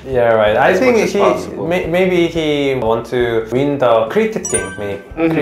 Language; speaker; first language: English; non-native, learner; Korean